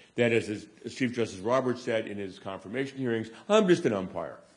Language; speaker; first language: English; native; English